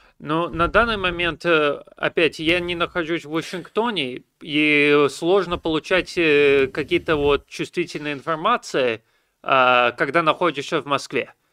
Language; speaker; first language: Russian; early bilingual, heritage; Russian